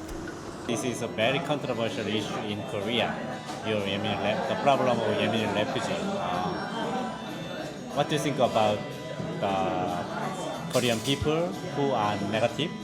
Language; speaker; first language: English; non-native, learner; Korean